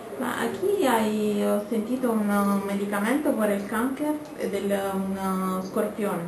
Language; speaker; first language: Spanish; non-native, learner; Italian